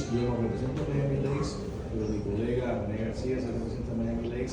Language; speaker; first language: Spanish; early bilingual, heritage; Spanish